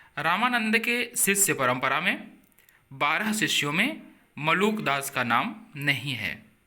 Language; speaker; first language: Hindi; native; Hindi